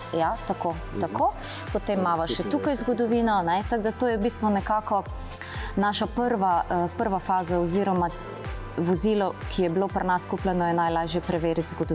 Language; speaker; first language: Slovenian; native; Slovenian